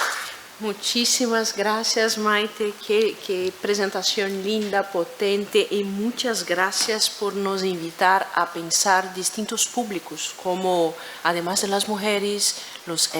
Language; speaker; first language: Spanish; non-native, fluent; Portuguese